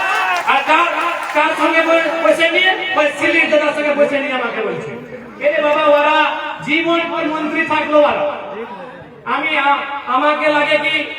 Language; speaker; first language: Bangla; non-native, local second language; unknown